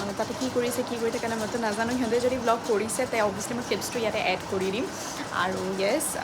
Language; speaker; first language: Assamese; native; Assamese